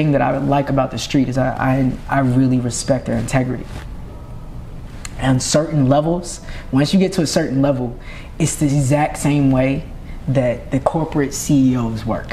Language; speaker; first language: English; native; English